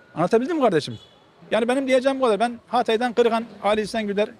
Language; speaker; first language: Turkish; native; Turkish